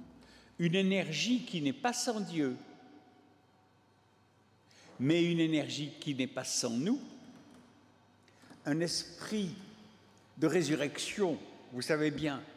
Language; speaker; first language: French; native; French